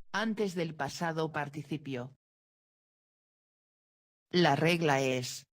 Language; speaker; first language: Spanish; non-native, fluent; Dutch